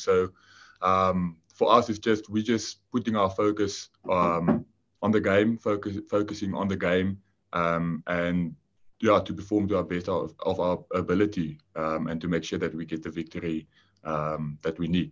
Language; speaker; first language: English; non-native, local second language; Afrikaans